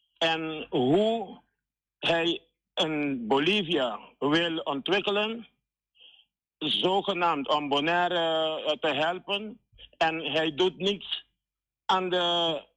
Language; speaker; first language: Dutch; non-native, local second language; Papiamento